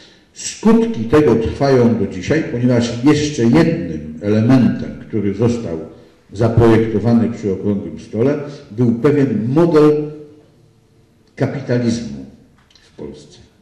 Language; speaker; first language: Polish; native; Polish